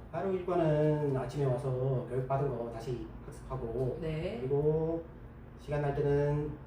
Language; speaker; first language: Korean; early bilingual, heritage; Korean